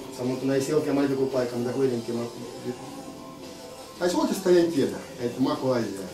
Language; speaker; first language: Finnish; non-native, learner; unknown